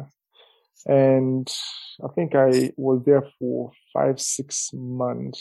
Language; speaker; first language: English; non-native, local second language; Igbo